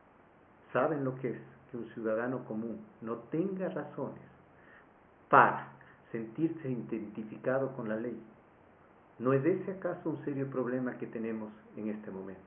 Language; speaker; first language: Spanish; native; Spanish